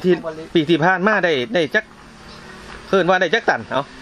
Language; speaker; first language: Thai; non-native, local second language; Northeastern Thai